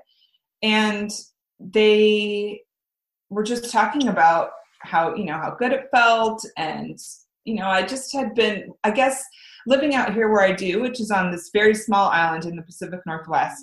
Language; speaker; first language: English; native; English